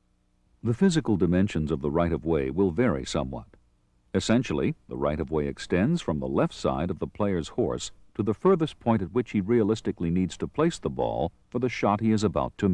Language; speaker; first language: English; native; English